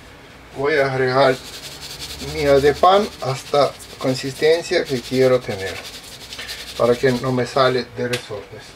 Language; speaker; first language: Spanish; non-native, fluent; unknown